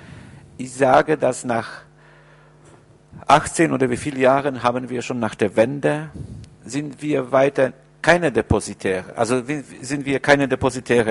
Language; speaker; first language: German; non-native, fluent; Polish